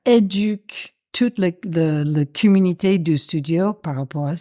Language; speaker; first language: French; non-native, fluent; English